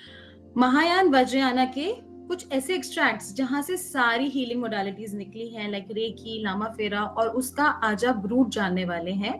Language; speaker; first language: Hindi; native; Hindi